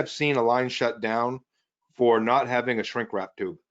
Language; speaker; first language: English; native; English